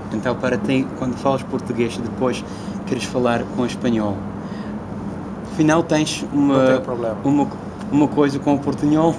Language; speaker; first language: Portuguese; non-native, fluent; English